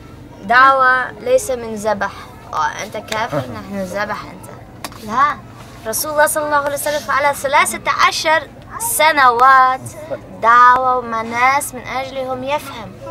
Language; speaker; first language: Arabic; non-native, learner; German